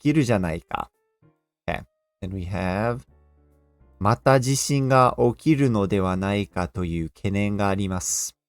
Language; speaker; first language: Japanese; non-native, fluent; English